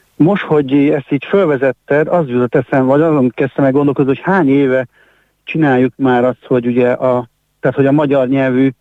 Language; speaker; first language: Hungarian; native; Hungarian